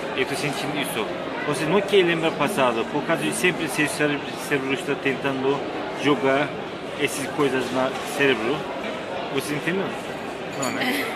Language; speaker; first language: Portuguese; non-native, learner; Turkish